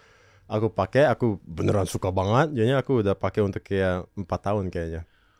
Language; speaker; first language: Indonesian; non-native, local second language; English